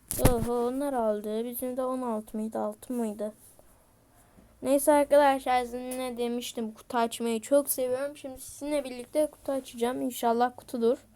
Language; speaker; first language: Turkish; native; Turkish